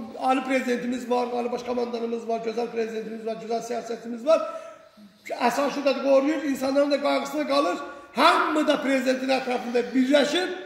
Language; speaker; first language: Azerbaijani; native; Azerbaijani